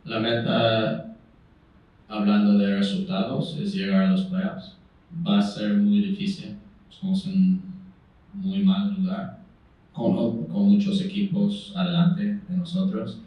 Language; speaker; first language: Spanish; non-native, fluent; English